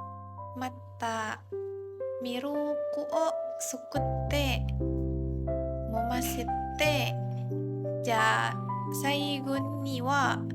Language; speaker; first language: Japanese; non-native, learner; Indonesian